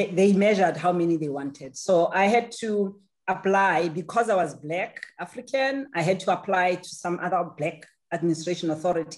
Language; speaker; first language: English; non-native, local second language; Tswana